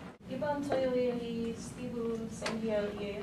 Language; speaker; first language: Korean; non-native, learner; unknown